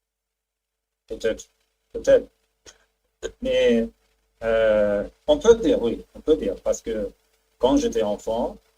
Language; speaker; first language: French; non-native, fluent; Persian